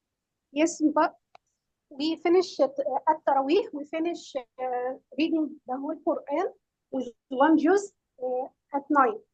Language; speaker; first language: English; non-native, fluent; Arabic